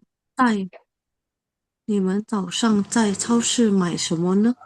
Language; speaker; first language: Chinese; non-native, learner; Indonesian